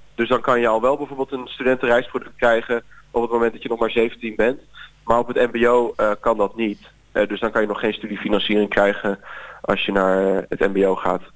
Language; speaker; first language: Dutch; native; Dutch